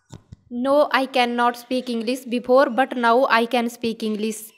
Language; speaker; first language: English; non-native, learner; Hindi